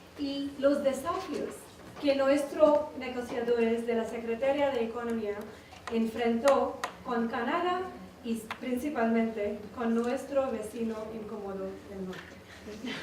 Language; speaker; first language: Spanish; non-native, learner; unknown